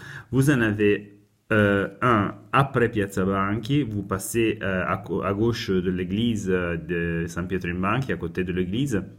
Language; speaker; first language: French; non-native, fluent; Italian